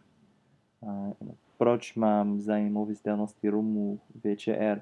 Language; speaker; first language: Czech; non-native, learner; English